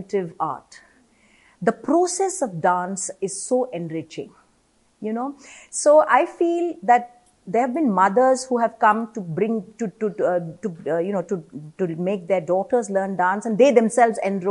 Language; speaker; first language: English; non-native, local second language; Malayalam